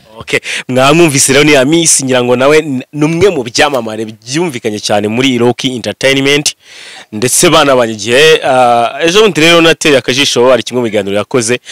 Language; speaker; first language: Kinyarwanda; native; Kinyarwanda